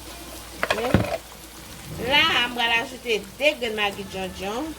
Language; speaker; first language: French; non-native, learner; Haitian Creole